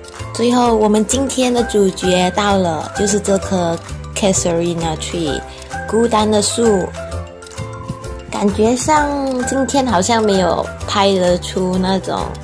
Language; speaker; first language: Chinese; native; Chinese